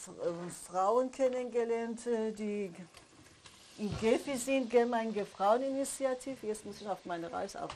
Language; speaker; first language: German; non-native, learner; Persian